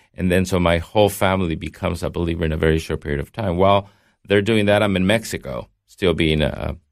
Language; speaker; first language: English; early bilingual, heritage; Spanish